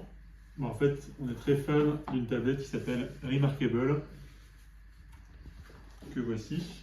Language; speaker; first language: French; native; French